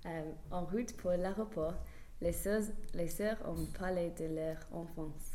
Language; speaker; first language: French; non-native, learner; English